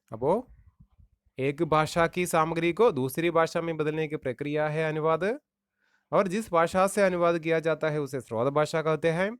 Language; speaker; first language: Hindi; non-native, local second language; Malayalam